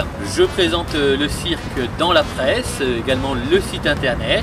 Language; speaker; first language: French; native; French